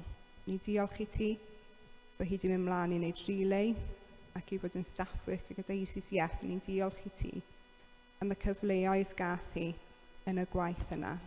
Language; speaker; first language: Welsh; native; Welsh